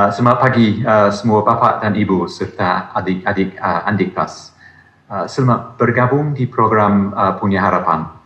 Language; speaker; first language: Indonesian; non-native, learner; English